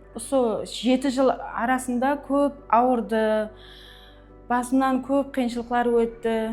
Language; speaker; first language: Uzbek; non-native, local second language; Kara-Kalpak